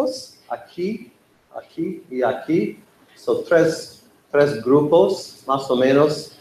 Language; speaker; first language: Spanish; non-native, learner; English